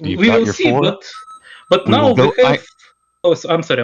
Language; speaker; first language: English; non-native, learner; Russian